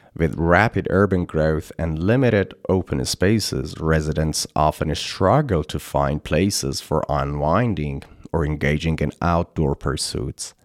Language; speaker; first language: English; non-native, fluent; Persian